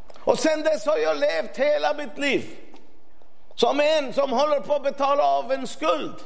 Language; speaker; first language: Swedish; non-native, fluent; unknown